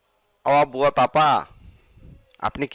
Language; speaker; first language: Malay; non-native, fluent; Bangla